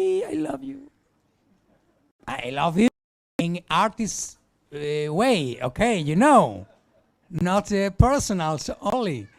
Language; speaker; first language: English; non-native, learner; Spanish